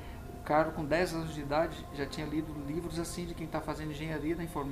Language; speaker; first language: Portuguese; native; Portuguese